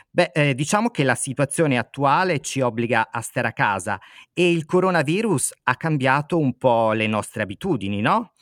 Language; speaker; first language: Italian; native; Italian